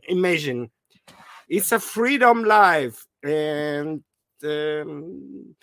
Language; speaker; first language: English; non-native, fluent; German